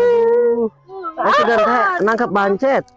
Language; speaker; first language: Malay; non-native, local second language; Sundanese